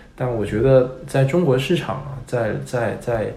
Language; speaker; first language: Chinese; non-native, local second language; Cantonese